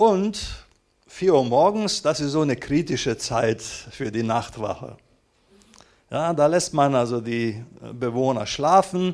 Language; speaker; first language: German; non-native, fluent; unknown